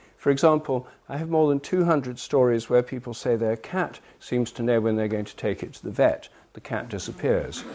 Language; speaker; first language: English; native; English